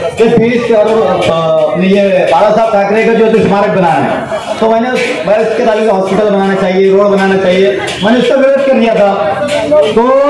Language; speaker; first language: Hindi; non-native, local second language; Urdu